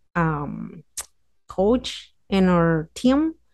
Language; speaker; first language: English; non-native, fluent; Spanish